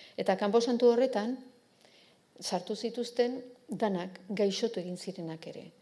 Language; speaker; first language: Basque; native; Basque